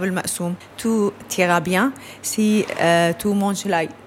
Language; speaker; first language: French; non-native, learner; Arabic